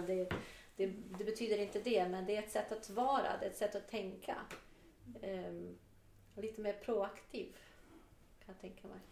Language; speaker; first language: Swedish; non-native, fluent; Portuguese